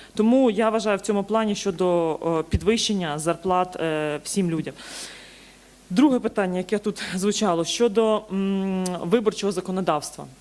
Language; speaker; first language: Ukrainian; native; Ukrainian